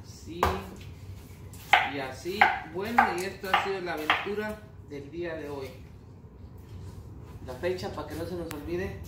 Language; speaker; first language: Spanish; native; Spanish